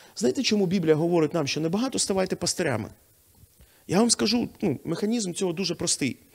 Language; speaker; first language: Ukrainian; non-native, local second language; Russian